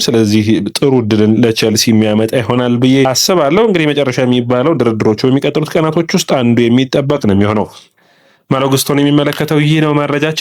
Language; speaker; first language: Amharic; native; Amharic